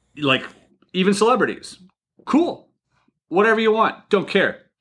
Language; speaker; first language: English; native; English